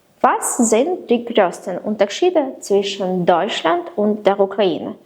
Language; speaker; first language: German; non-native, fluent; Ukrainian